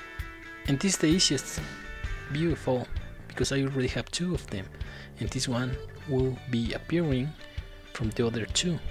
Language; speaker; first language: English; non-native, fluent; Spanish